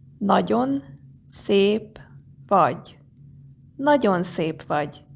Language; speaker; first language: Hungarian; non-native, fluent; Korean